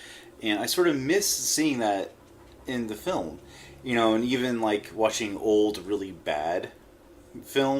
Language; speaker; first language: English; native; English